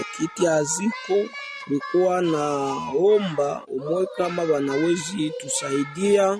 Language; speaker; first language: Swahili; non-native, local second language; Kinyarwanda